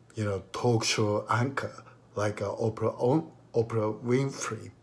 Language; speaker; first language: English; non-native, fluent; Japanese